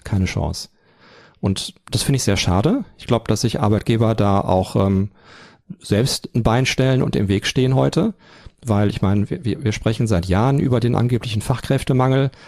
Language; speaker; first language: German; native; German